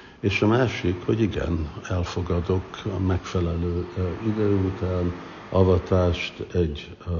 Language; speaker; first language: Hungarian; early bilingual, heritage; English